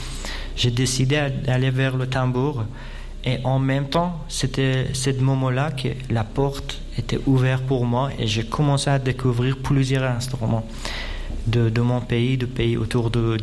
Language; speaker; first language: French; non-native, fluent; Persian